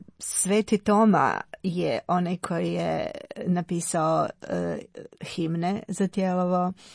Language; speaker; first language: Croatian; native; Croatian